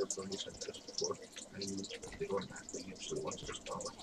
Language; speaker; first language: English; native; English